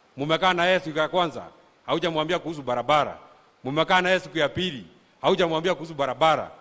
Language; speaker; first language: Swahili; non-native, local second language; Kikuyu